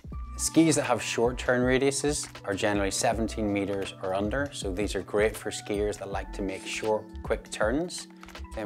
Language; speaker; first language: English; native; English